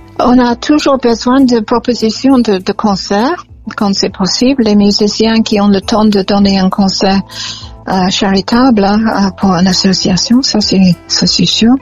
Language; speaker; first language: French; non-native, fluent; English